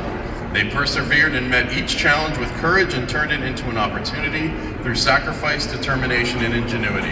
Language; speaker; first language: English; native; English